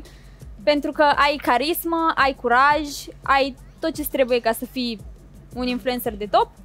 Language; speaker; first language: Romanian; native; Romanian